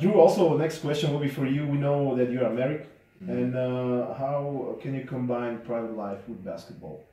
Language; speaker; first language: English; non-native, learner; Slovak